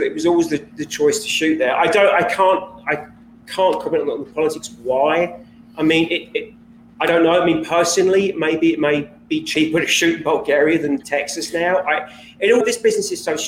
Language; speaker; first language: English; native; English